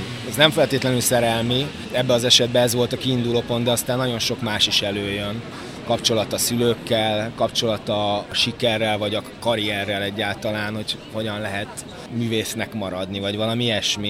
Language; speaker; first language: Hungarian; native; Hungarian